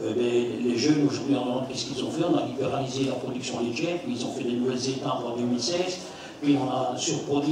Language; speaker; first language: French; native; French